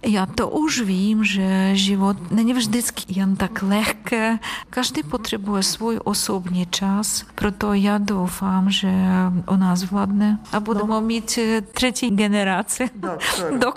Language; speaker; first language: Czech; non-native, learner; Ukrainian